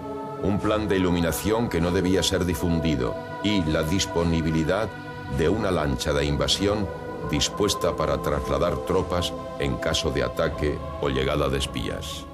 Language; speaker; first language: Spanish; native; Spanish